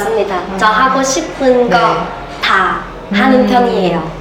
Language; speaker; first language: Korean; non-native, learner; Vietnamese